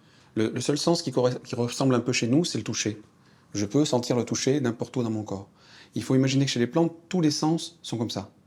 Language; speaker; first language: French; native; French